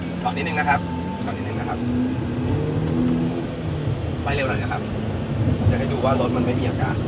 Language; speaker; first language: Thai; native; Thai